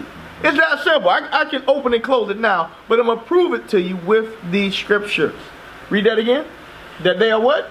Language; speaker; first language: English; native; English